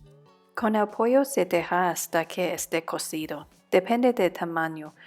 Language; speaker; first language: Spanish; non-native, fluent; Cantonese